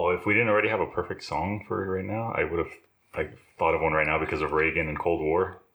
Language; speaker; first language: English; native; English